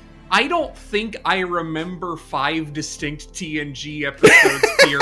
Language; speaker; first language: English; native; English